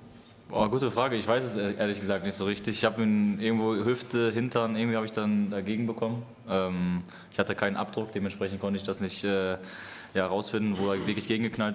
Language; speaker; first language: German; native; German